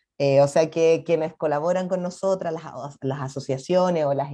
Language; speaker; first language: Spanish; native; Spanish